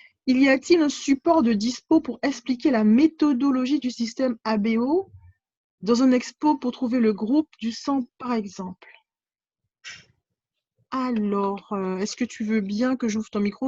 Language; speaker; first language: French; native; French